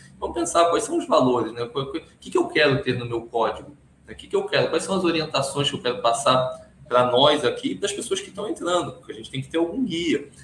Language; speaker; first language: Portuguese; early bilingual, other home language; Hebrew